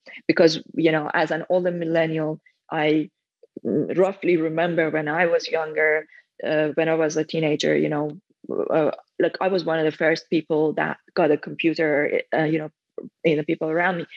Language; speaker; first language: English; non-native, fluent; Persian